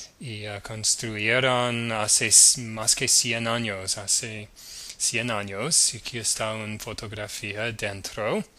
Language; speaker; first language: Spanish; non-native, learner; English